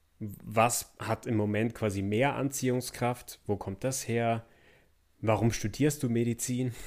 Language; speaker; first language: German; native; German